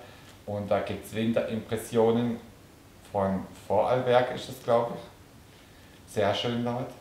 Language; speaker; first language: German; native; German